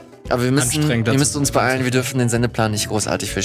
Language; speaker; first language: German; native; German